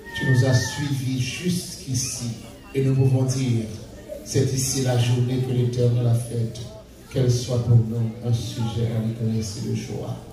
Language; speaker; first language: French; non-native, local second language; Haitian Creole